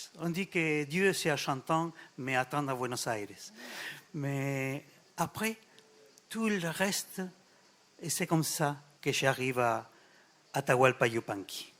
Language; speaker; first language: French; non-native, fluent; Spanish